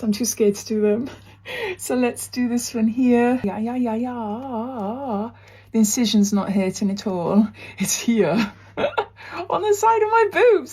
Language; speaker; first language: English; native; English